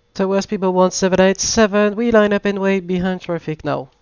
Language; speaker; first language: English; non-native, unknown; French